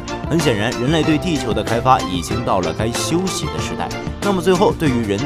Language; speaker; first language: Chinese; native; Chinese